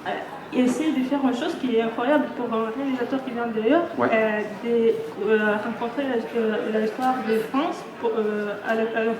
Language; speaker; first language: French; non-native, fluent; Russian